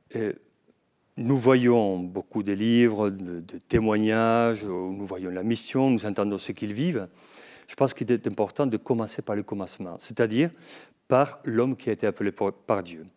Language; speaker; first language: French; non-native, fluent; Spanish